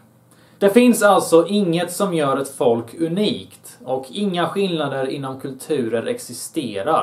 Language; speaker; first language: Swedish; early bilingual, other home language; Bosnian